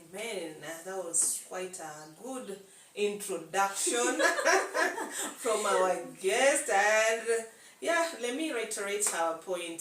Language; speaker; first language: English; non-native, local second language; Swahili